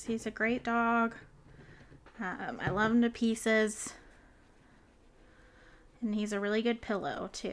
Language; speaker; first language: English; native; English